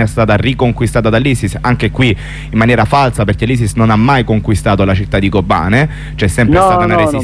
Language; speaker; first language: Italian; native; Italian